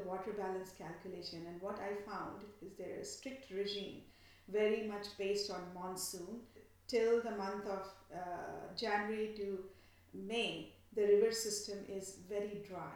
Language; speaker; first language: English; non-native, local second language; Bangla